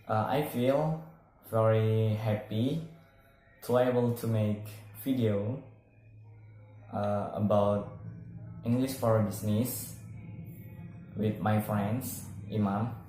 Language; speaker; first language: English; non-native, learner; Indonesian